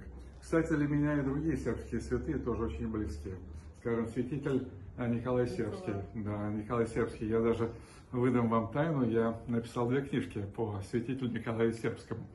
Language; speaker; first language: Russian; native; Russian